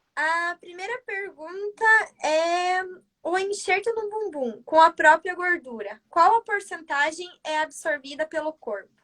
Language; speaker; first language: Portuguese; native; Portuguese